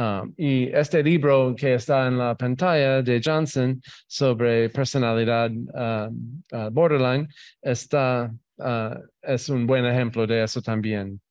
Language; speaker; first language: Spanish; non-native, fluent; English